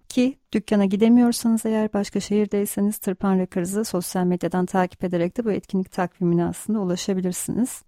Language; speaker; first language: Turkish; native; Turkish